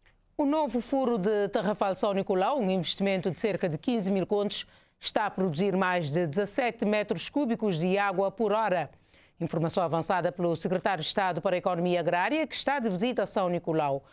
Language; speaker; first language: Portuguese; non-native, local second language; Kabuverdianu